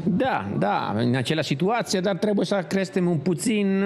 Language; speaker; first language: Romanian; non-native, learner; Italian